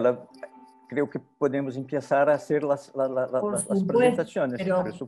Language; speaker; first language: Spanish; non-native, learner; Portuguese